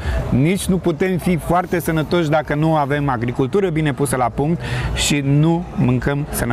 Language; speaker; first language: Romanian; native; Romanian